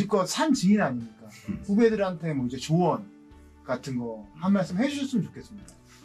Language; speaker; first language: Korean; native; Korean